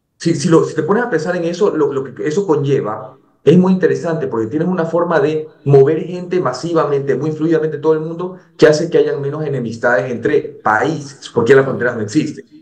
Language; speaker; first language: Spanish; native; Spanish